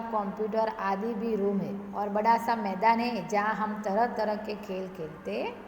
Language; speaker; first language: Hindi; non-native, local second language; Gujarati